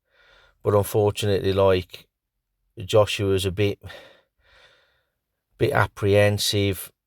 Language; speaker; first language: English; native; English